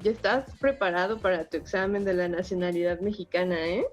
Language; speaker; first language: Spanish; native; Spanish